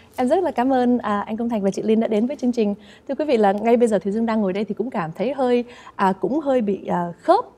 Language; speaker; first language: Vietnamese; early bilingual, heritage; Vietnamese